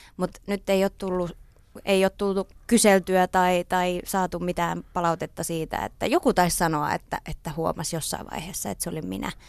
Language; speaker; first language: Finnish; non-native, local second language; Swedish